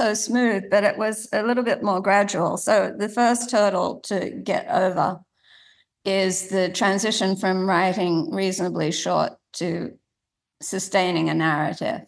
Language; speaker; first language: English; native; English